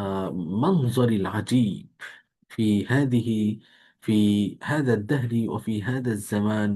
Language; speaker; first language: Arabic; non-native, fluent; Bangla